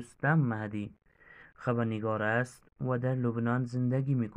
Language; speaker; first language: Persian; non-native, fluent; Urdu